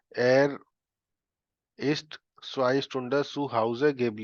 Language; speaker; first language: German; non-native, fluent; Hindi